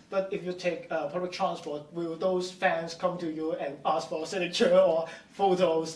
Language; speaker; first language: English; non-native, local second language; Cantonese